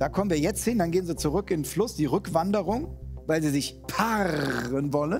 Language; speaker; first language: German; native; German